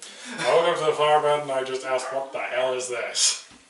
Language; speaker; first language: English; native; English